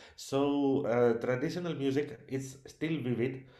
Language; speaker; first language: English; non-native, learner; Greek